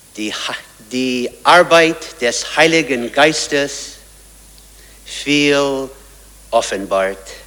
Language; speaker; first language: German; non-native, learner; English